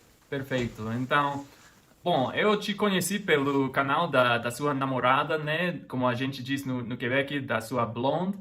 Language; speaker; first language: Portuguese; non-native, fluent; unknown